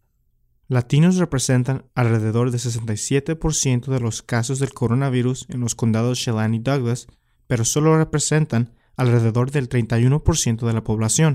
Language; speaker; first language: Spanish; native; Spanish